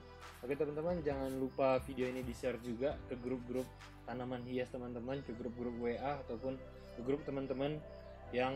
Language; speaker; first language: Indonesian; native; Indonesian